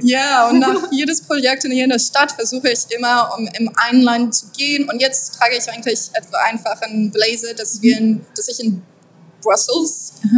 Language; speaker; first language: German; non-native, fluent; French